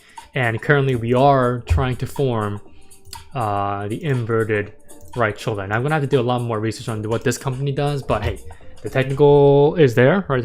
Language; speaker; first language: English; native; English